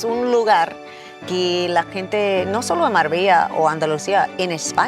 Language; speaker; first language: Spanish; non-native, fluent; English